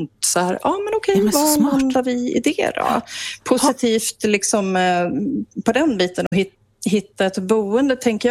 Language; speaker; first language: Swedish; native; Swedish